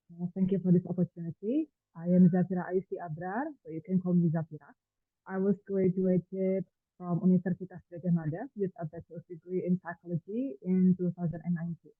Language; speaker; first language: English; non-native, fluent; Indonesian